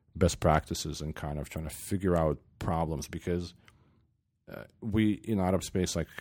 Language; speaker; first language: English; non-native, fluent; Ukrainian